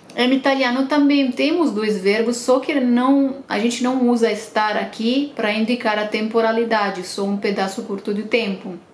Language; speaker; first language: Portuguese; non-native, fluent; Romanian